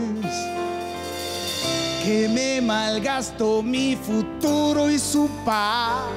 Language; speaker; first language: Spanish; native; Spanish